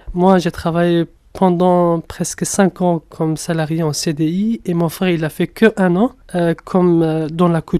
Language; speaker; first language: French; non-native, fluent; Kurdish